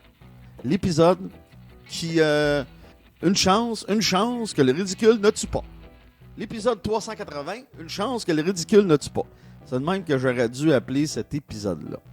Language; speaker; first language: French; native; French